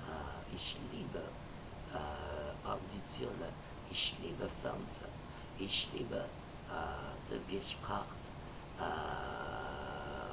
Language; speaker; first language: German; non-native, learner; French